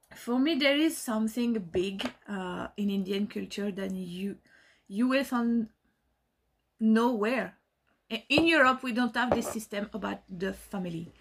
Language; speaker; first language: English; non-native, learner; French